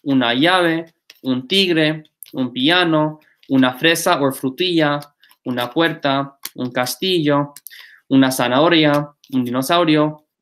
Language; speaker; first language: Spanish; non-native, fluent; English